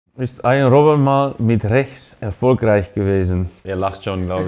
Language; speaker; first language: German; non-native, fluent; Dutch